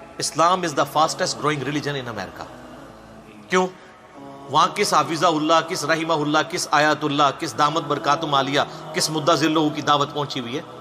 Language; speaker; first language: Urdu; non-native, local second language; Punjabi